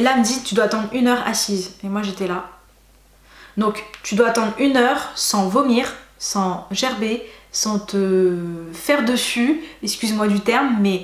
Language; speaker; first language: French; native; French